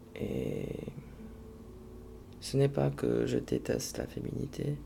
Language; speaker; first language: French; non-native, fluent; English